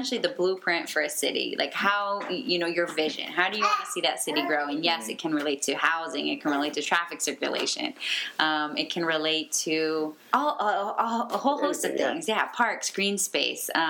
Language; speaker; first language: English; native; English